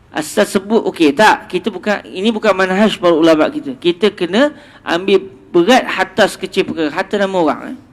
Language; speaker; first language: Malay; native; Malay